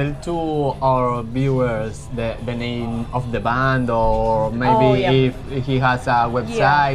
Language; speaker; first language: English; non-native, learner; Spanish